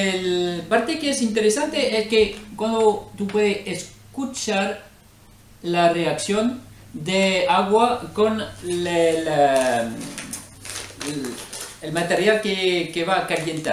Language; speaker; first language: Spanish; non-native, learner; French